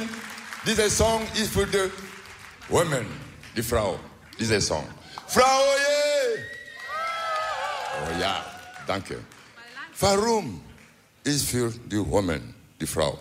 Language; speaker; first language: English; non-native, learner; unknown